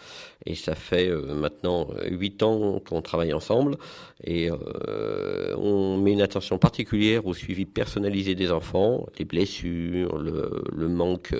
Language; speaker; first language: French; native; French